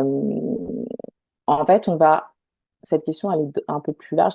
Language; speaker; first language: French; native; French